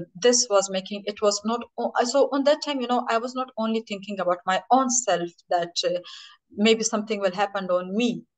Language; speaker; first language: English; non-native, fluent; Persian